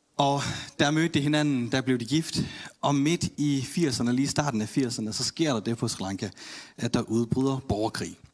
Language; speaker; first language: Danish; early bilingual, other home language; Tamil